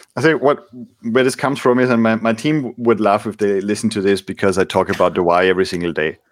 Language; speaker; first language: English; non-native, fluent; German